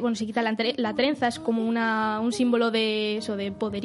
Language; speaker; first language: Spanish; native; Spanish